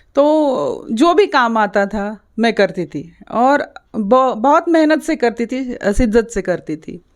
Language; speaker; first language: Hindi; non-native, local second language; Marathi